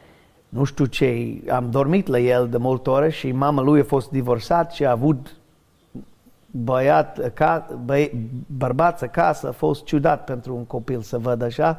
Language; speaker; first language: Romanian; non-native, learner; English